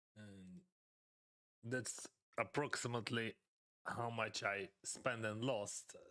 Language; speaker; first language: English; non-native, fluent; Ukrainian